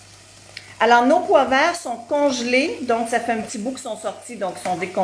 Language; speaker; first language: French; native; French